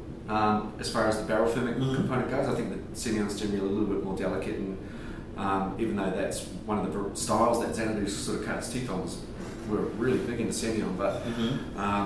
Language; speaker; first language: English; native; English